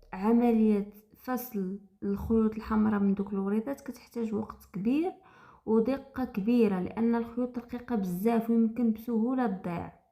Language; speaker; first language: Arabic; native; Arabic